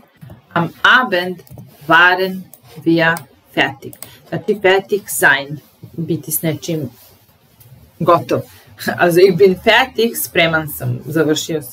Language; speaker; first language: German; non-native, fluent; Serbian